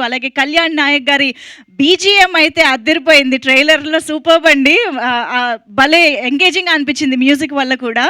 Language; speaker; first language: Telugu; native; Telugu